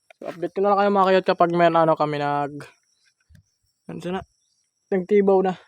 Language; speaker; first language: Filipino; non-native, local second language; Masbatenyo